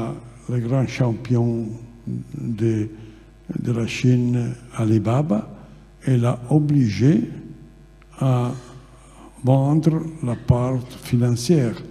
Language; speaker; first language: French; non-native, fluent; Italian